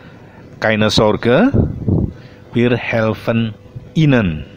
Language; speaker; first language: German; non-native, fluent; Indonesian